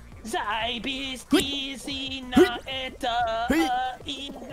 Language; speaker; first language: Russian; non-native, learner; English